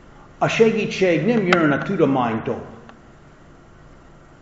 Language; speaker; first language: Hungarian; non-native, fluent; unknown